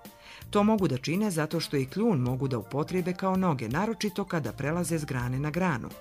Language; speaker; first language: Croatian; native; Croatian